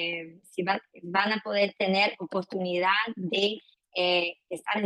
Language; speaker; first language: Spanish; non-native, fluent; French